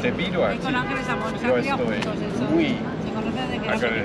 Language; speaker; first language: Spanish; non-native, learner; English